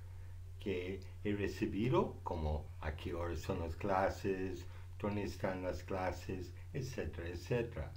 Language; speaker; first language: Spanish; non-native, fluent; English